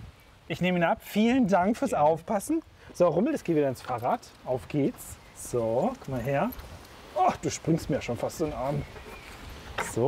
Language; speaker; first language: German; native; German